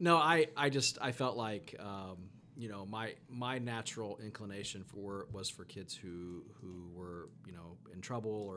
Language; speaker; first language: English; native; English